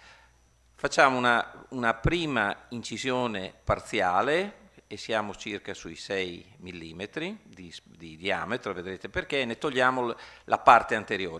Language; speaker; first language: Italian; native; Italian